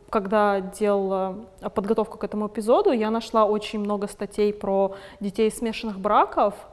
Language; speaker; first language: Russian; native; Russian